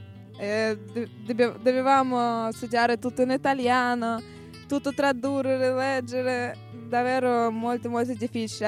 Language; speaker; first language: Italian; non-native, learner; Russian